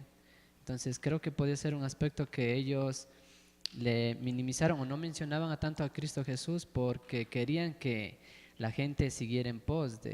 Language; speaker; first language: Spanish; native; Spanish